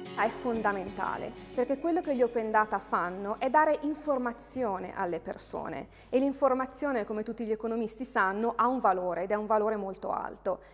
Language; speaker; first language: Italian; native; Italian